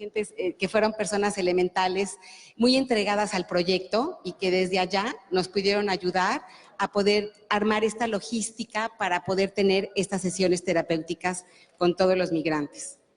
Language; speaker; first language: Spanish; native; Spanish